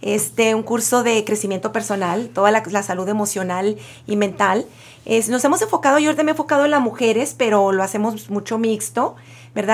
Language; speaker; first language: Spanish; native; Spanish